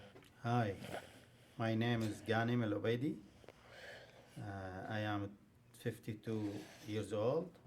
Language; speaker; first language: English; non-native, learner; Arabic